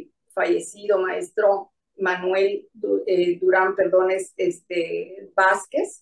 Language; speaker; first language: Spanish; native; Spanish